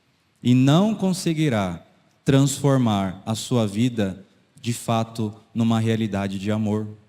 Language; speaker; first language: Portuguese; native; Portuguese